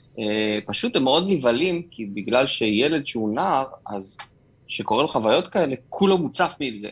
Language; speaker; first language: Hebrew; native; Hebrew